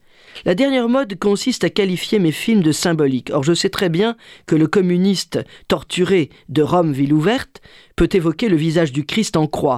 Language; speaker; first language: French; native; French